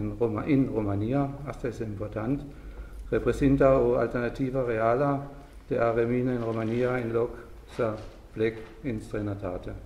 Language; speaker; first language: Romanian; non-native, learner; German